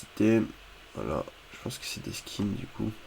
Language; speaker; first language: French; native; French